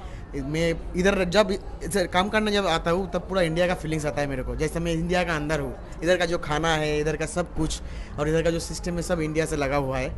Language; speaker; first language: Hindi; non-native, local second language; Bangla